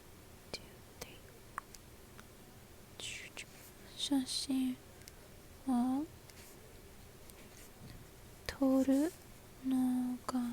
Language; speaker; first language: Japanese; non-native, learner; English